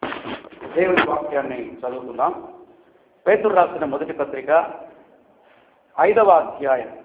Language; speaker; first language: Telugu; native; Telugu